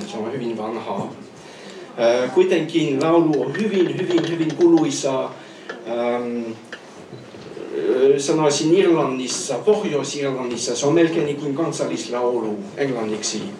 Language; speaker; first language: Finnish; non-native, fluent; French